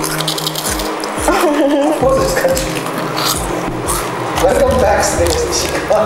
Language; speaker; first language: English; non-native, local second language; Hindi